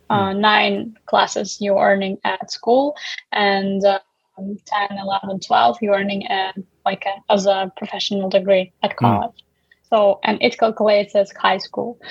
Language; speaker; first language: English; non-native, fluent; Uzbek